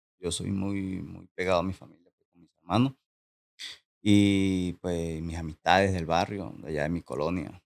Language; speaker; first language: Spanish; native; Spanish